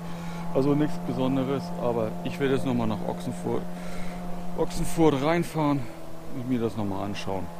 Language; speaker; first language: German; native; German